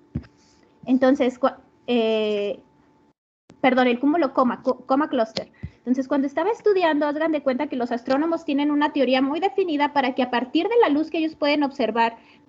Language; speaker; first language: Spanish; native; Spanish